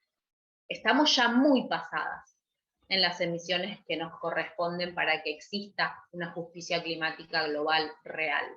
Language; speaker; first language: Spanish; native; Spanish